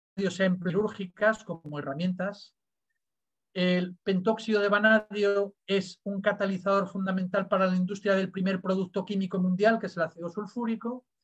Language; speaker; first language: Spanish; native; Spanish